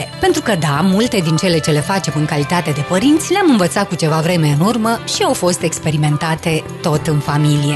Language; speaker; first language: Romanian; native; Romanian